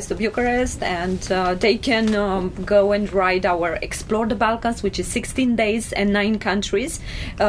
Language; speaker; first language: English; non-native, fluent; Romanian